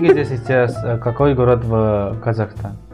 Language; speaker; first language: Russian; non-native, learner; Indonesian